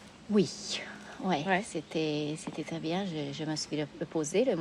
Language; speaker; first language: French; non-native, fluent; Hungarian